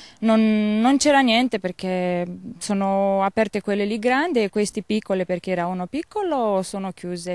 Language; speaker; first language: Italian; non-native, learner; Romanian